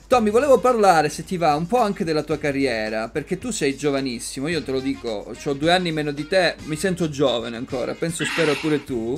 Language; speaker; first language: Italian; native; Italian